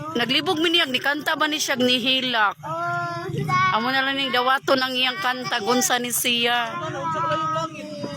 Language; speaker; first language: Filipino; non-native, local second language; Cebuano